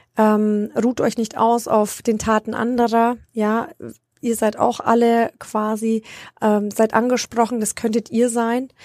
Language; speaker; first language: German; early bilingual, other home language; Romanian